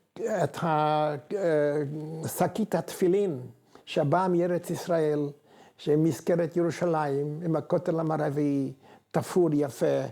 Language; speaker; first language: Hebrew; non-native, fluent; Hungarian